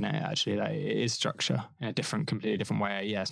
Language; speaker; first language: English; native; English